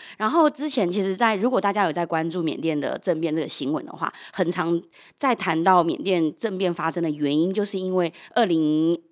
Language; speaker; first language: Chinese; native; Chinese